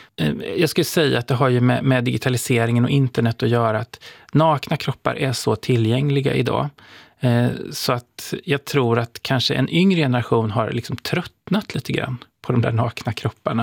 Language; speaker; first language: Swedish; native; Swedish